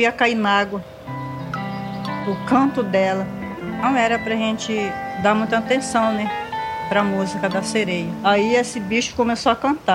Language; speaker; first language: Portuguese; native; Portuguese